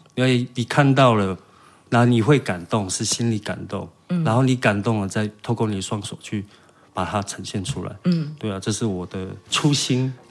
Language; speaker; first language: Chinese; native; Chinese